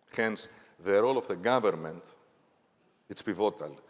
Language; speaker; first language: English; non-native, fluent; Greek